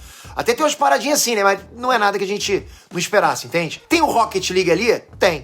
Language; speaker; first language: Portuguese; native; Portuguese